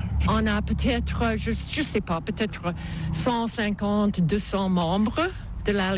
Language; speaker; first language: French; non-native, local second language; English